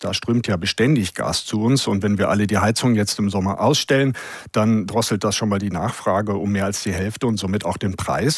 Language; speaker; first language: German; native; German